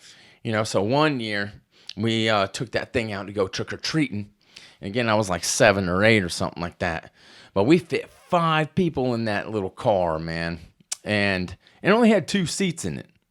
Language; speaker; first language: English; native; English